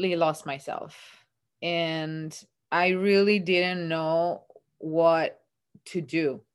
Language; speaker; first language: English; non-native, fluent; Italian